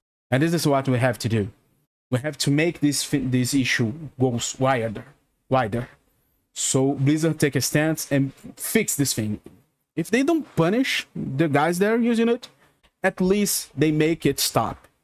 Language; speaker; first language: English; non-native, fluent; Portuguese